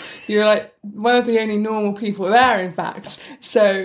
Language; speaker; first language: English; native; English